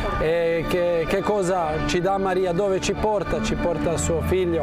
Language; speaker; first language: Italian; non-native, fluent; Croatian